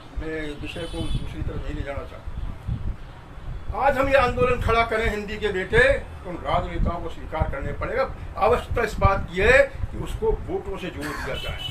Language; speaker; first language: Hindi; native; Hindi